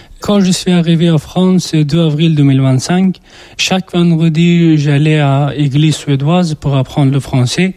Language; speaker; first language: French; non-native, learner; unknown